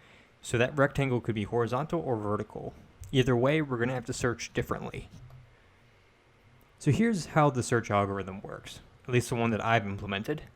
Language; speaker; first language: English; native; English